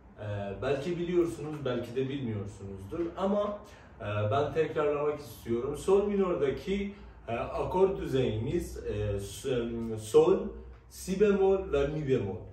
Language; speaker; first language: Turkish; non-native, fluent; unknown